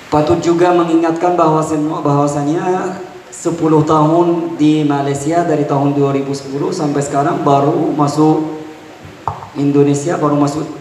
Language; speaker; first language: Malay; non-native, fluent; Arabic